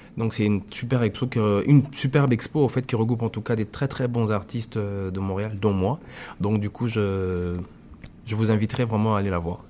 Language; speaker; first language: French; non-native, local second language; Lingala